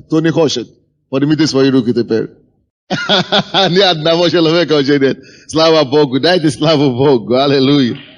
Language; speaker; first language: Russian; non-native, fluent; Yoruba